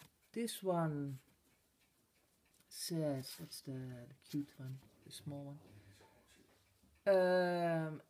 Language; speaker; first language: English; non-native, fluent; Dutch